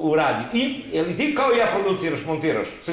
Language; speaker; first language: Serbian; native; Serbian